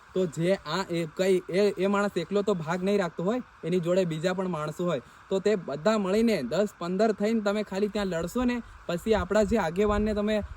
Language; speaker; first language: Gujarati; non-native, local second language; Bhili